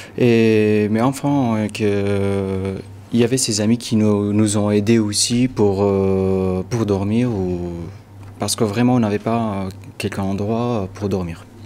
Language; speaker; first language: French; non-native, fluent; Arabic